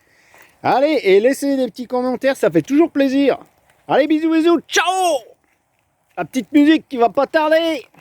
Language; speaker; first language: French; native; French